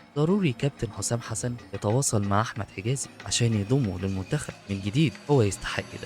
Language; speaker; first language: Arabic; native; Arabic